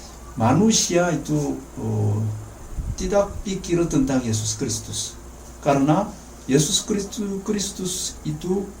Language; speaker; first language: Indonesian; non-native, fluent; Korean